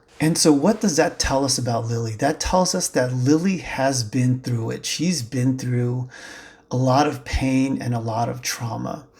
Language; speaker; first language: English; native; English